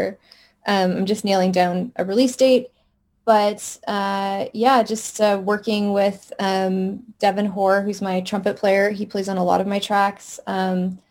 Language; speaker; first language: English; native; English